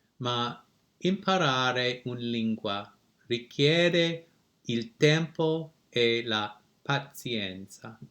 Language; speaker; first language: Italian; non-native, learner; English